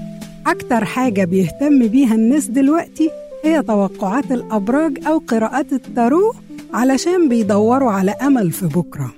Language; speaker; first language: Arabic; native; Arabic